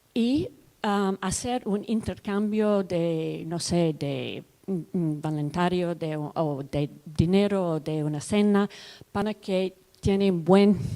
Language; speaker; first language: Spanish; non-native, learner; English